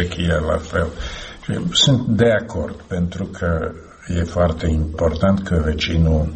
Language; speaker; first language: Romanian; non-native, learner; Slovak